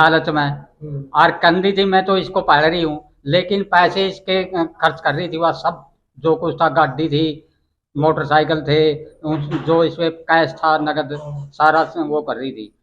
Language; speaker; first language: Hindi; non-native, local second language; Haryanvi